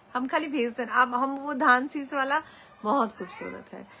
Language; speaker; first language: Hindi; non-native, local second language; Bangla